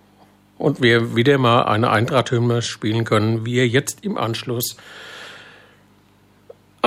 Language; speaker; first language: German; native; German